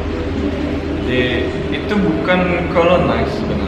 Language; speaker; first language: Indonesian; non-native, fluent; Turkmen